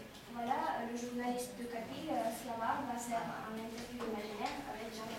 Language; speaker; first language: French; non-native, learner; Russian